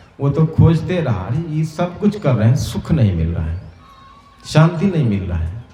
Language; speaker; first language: Hindi; native; Hindi